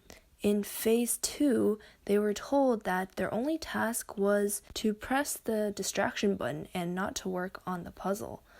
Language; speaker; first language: English; native; English